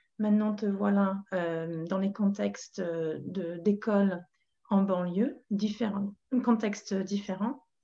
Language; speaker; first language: French; non-native, fluent; English